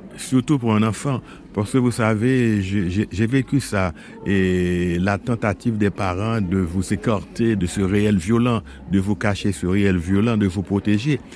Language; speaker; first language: French; non-native, local second language; Haitian Creole